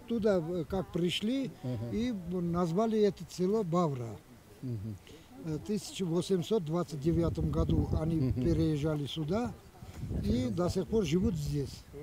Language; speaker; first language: Russian; non-native, local second language; Turkish